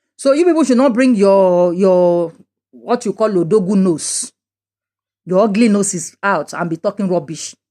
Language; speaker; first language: English; non-native, local second language; Yoruba